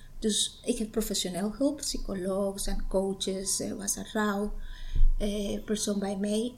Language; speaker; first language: Dutch; non-native, fluent; Spanish